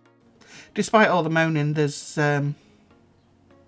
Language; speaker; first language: English; native; English